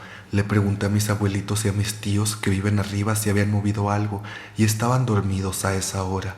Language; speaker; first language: Spanish; native; Spanish